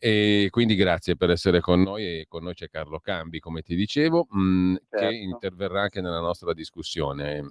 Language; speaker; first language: Italian; native; Italian